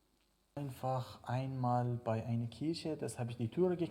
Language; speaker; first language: German; non-native, fluent; Persian